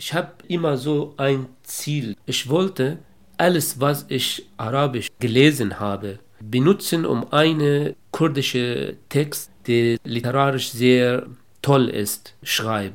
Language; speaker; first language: German; non-native, local second language; Kurdish